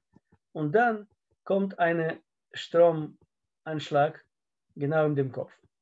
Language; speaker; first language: German; non-native, fluent; Russian